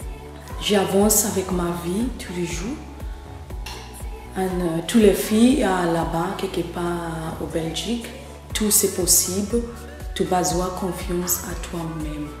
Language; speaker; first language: French; non-native, learner; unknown